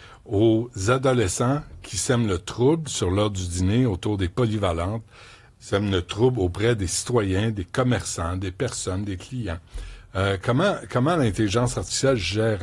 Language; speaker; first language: French; native; French